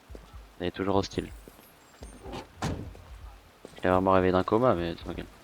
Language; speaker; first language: French; native; French